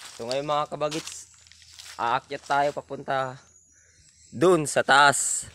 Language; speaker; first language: Filipino; non-native, local second language; Waray